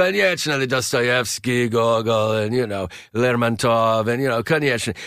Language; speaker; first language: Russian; non-native, learner; English